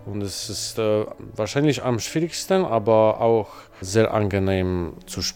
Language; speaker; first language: German; non-native, fluent; Polish